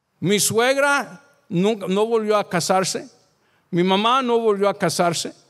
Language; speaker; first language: Spanish; early bilingual, heritage; Spanish